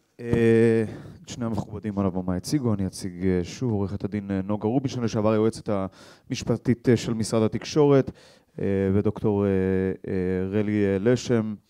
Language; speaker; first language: Hebrew; native; Hebrew